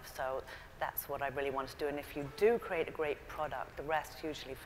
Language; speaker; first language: English; native; English